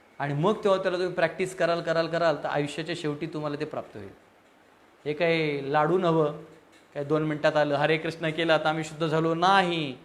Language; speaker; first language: Marathi; native; Marathi